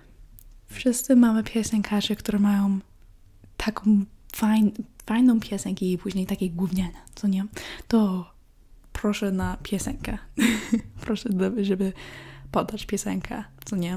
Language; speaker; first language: Polish; early bilingual, heritage; English